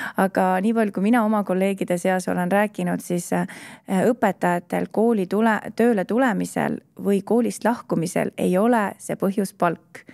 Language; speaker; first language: Estonian; native; Estonian